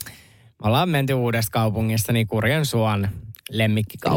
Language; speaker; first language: Finnish; native; Finnish